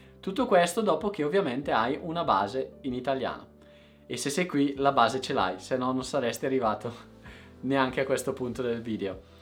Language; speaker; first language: Italian; native; Italian